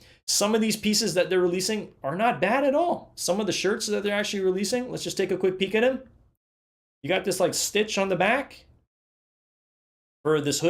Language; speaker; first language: English; native; English